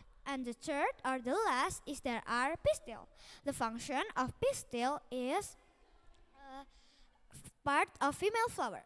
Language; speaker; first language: English; non-native, learner; Indonesian